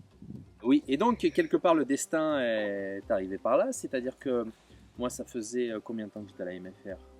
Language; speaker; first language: French; native; French